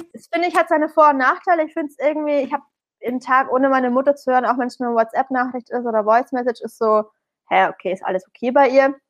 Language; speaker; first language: German; early bilingual, other home language; Arabic